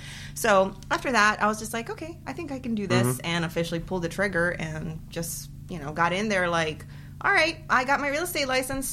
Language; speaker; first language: English; early bilingual, other home language; Spanish